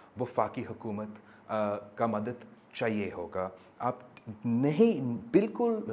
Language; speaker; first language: Urdu; non-native, local second language; English